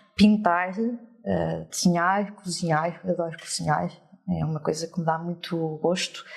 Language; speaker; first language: Portuguese; early bilingual, other home language; French